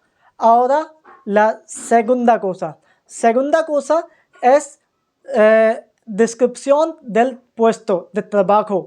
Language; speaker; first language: Spanish; non-native, fluent; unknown